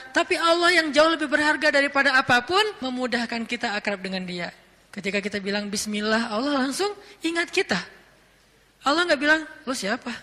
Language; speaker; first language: Indonesian; native; Indonesian